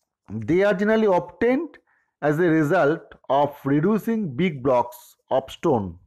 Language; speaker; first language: English; non-native, local second language; Bangla